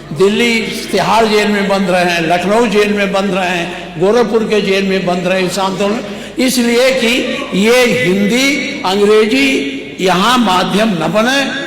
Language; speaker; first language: Hindi; native; Hindi